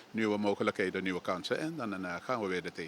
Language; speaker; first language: Dutch; native; Dutch